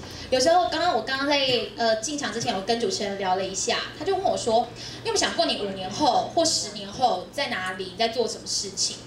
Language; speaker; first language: Chinese; native; Chinese